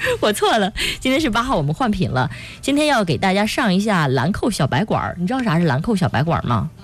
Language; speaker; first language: Chinese; native; Chinese